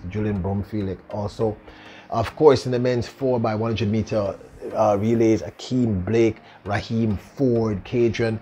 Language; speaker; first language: English; native; English